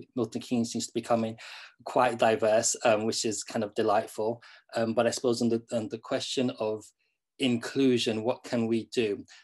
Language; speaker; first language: English; native; English